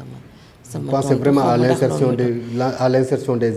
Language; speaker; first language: French; non-native, local second language; Wolof